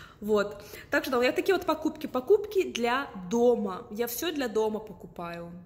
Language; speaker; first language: Russian; early bilingual, heritage; Russian